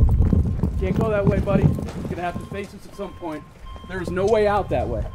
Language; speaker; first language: English; native; English